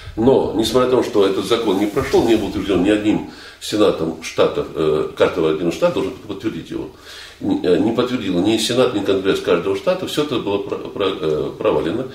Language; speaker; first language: Russian; native; Russian